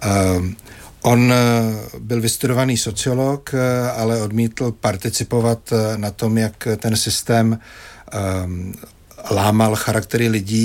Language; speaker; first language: Czech; native; Czech